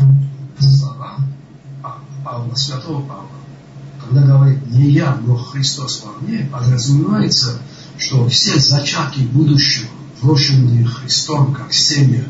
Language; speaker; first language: Russian; non-native, local second language; Georgian